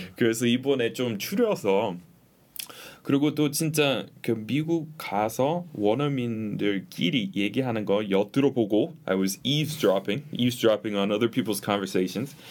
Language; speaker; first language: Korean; non-native, fluent; English